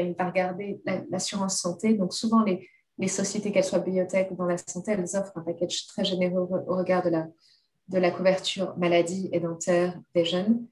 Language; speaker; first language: French; native; French